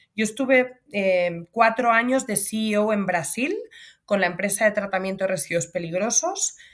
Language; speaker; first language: Spanish; native; Spanish